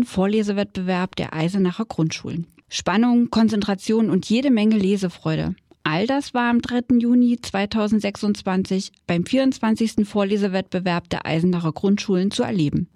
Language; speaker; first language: German; native; German